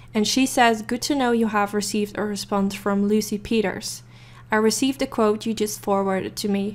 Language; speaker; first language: English; non-native, fluent; Dutch